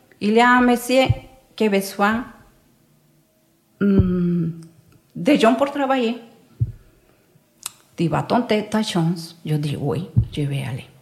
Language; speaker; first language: French; non-native, learner; Spanish